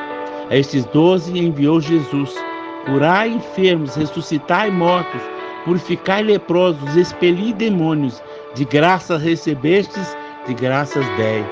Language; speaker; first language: Portuguese; native; Portuguese